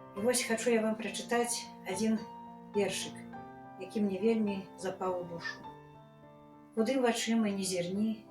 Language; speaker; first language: Belarusian; native; Belarusian